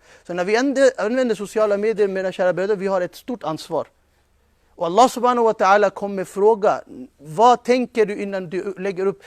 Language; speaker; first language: Swedish; non-native, fluent; Urdu